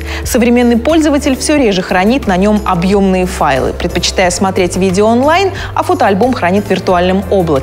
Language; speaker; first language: Russian; native; Russian